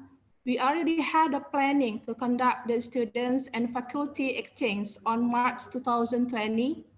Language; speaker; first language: English; non-native, learner; Indonesian